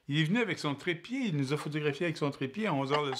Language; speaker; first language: French; native; French